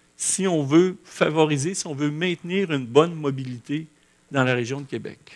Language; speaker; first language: French; native; French